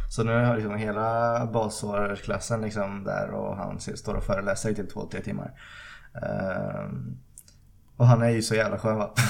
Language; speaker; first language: Swedish; early bilingual, other home language; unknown